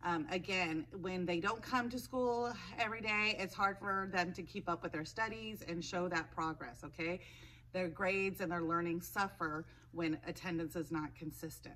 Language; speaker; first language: English; native; English